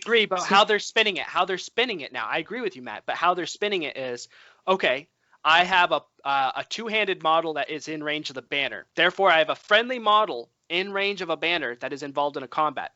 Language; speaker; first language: English; native; English